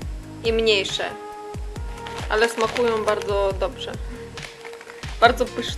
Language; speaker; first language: Polish; non-native, fluent; Ukrainian